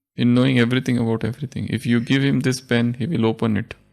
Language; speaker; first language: English; non-native, local second language; Hindi